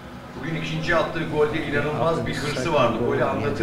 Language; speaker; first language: Turkish; native; Turkish